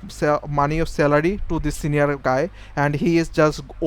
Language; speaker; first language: English; non-native, fluent; Bangla